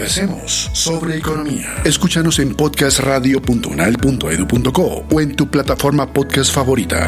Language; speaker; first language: Spanish; native; Spanish